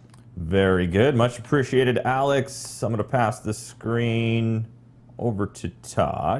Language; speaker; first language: English; native; English